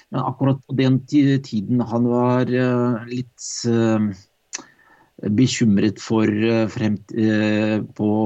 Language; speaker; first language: Norwegian; non-native, fluent; Russian